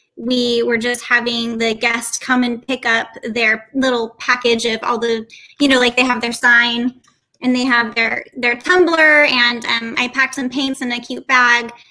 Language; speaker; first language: English; native; English